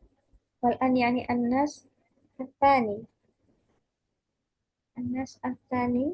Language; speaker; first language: Arabic; non-native, fluent; Indonesian